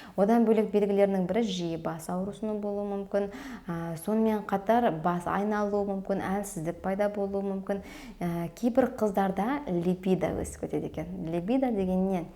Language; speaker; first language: Kazakh; native; Kazakh